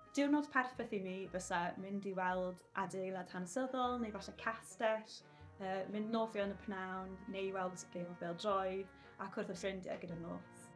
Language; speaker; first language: Welsh; non-native, local second language; English